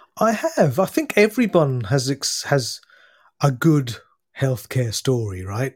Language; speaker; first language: English; native; English